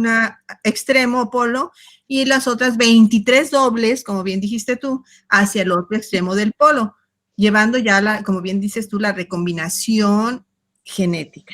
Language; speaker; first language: Spanish; native; Spanish